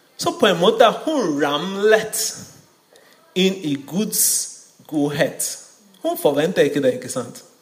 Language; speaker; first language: Norwegian; non-native, fluent; Yoruba